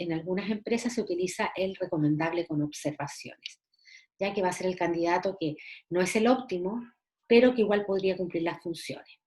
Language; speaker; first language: Spanish; native; Spanish